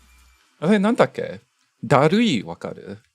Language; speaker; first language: Japanese; non-native, learner; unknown